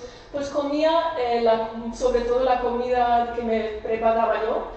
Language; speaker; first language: Spanish; non-native, fluent; German